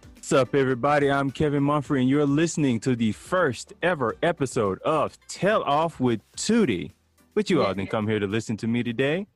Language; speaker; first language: English; native; English